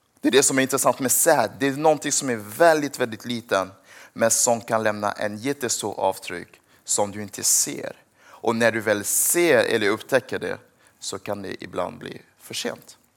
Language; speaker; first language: Swedish; early bilingual, other home language; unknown